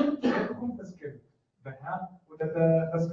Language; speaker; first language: German; non-native, fluent; Arabic